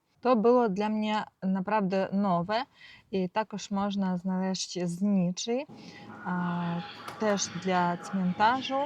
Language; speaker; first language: Polish; non-native, learner; Ukrainian